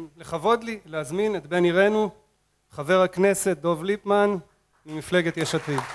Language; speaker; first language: Hebrew; native; Hebrew